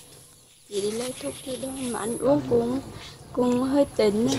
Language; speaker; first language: Vietnamese; non-native, local second language; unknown